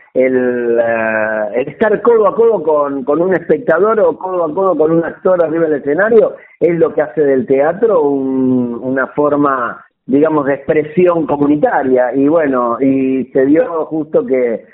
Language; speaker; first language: Spanish; native; Spanish